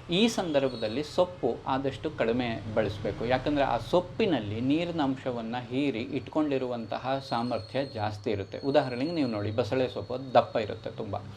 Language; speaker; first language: Kannada; native; Kannada